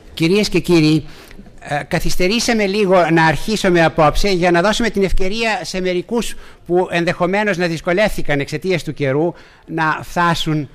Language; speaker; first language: Greek; native; Greek